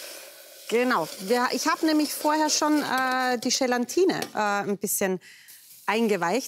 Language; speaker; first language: German; native; German